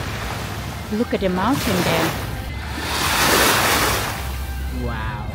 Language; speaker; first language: English; non-native, learner; Thai